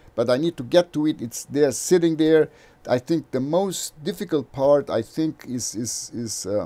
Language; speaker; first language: English; non-native, fluent; Portuguese